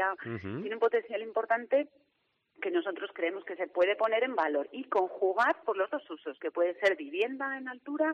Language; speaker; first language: Spanish; native; Spanish